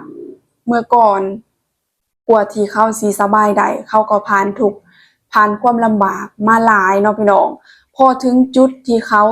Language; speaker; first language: Thai; non-native, local second language; Lao